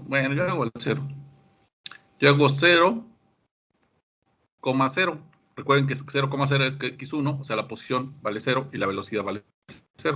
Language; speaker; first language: Spanish; native; Spanish